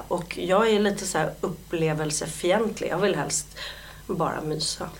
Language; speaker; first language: Swedish; early bilingual, other home language; Polish